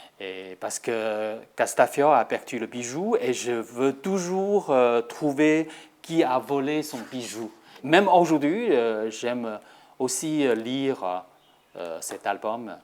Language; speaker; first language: French; non-native, fluent; Chinese